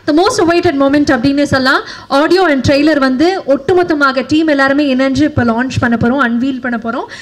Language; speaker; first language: Tamil; native; Tamil